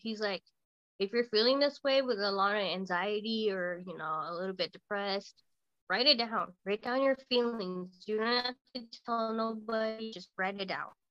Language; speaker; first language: English; early bilingual, other home language; Spanish